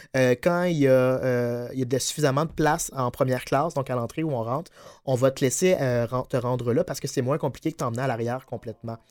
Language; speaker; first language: French; native; French